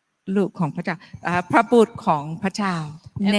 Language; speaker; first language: Thai; non-native, fluent; English